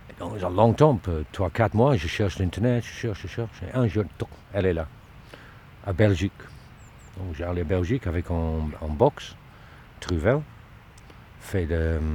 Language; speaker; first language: French; non-native, learner; Dutch